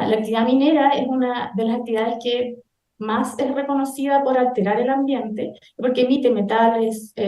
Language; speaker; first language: Spanish; native; Spanish